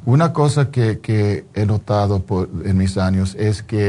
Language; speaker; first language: Spanish; non-native, fluent; English